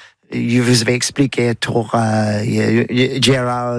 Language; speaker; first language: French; non-native, learner; English